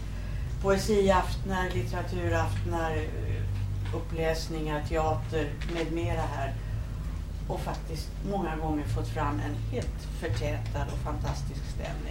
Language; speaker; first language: Swedish; native; Swedish